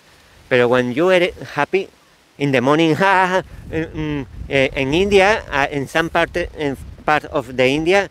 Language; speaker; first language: English; non-native, learner; Spanish